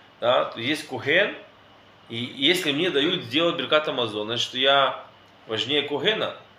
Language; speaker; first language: Russian; early bilingual, heritage; Russian